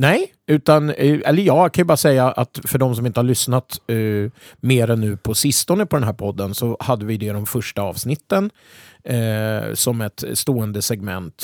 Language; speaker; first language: Swedish; native; Swedish